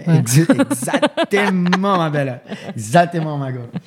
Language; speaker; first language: French; non-native, learner; Portuguese